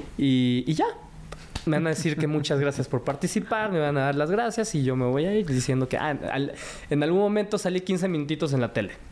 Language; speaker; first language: Spanish; early bilingual, other home language; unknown